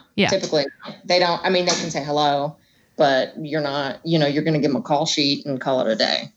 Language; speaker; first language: English; native; English